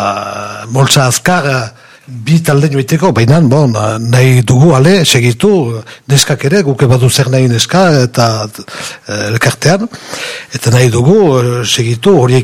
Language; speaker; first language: Basque; native; Basque